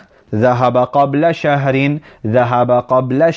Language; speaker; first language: Arabic; non-native, fluent; English